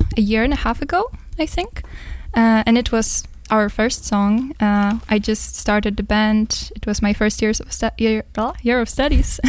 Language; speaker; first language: English; non-native, fluent; Polish